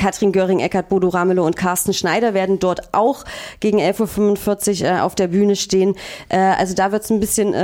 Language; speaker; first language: German; native; German